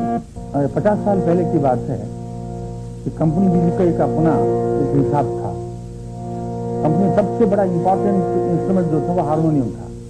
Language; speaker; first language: Hindi; non-native, local second language; Kannada